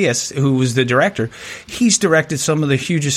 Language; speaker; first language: English; native; English